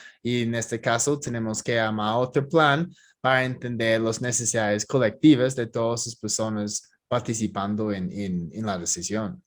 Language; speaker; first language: Spanish; non-native, fluent; English